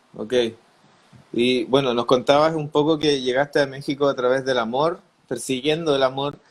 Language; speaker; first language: Spanish; native; Spanish